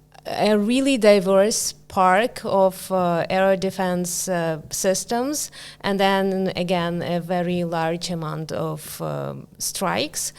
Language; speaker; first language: English; non-native, fluent; Ukrainian